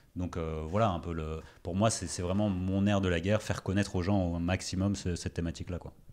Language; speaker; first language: French; early bilingual, other home language; Greek